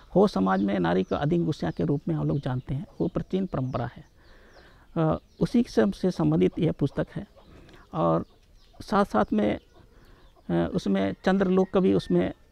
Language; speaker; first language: Hindi; non-native, local second language; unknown